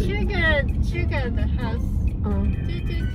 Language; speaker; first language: English; non-native, learner; Japanese